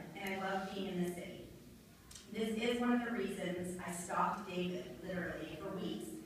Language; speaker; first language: English; native; English